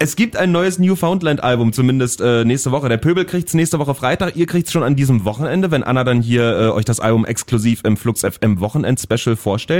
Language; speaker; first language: German; native; German